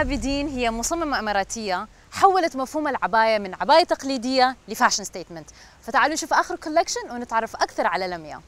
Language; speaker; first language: Arabic; native; Arabic